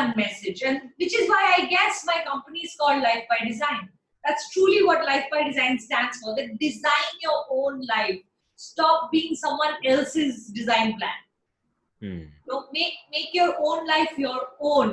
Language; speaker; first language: English; non-native, local second language; Hindi